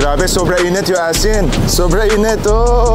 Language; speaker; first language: Filipino; non-native, learner; Arabic